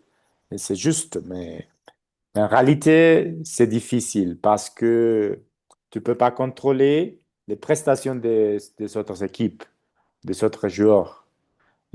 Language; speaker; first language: French; non-native, learner; Spanish